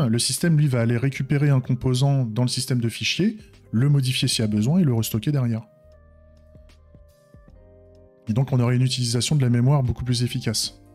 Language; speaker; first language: French; native; French